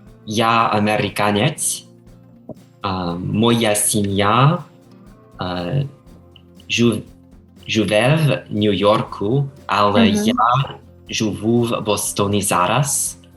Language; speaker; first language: Ukrainian; non-native, learner; English